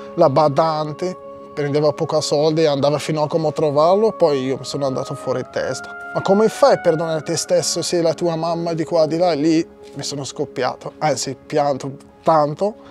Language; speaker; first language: Italian; non-native, fluent; Arabic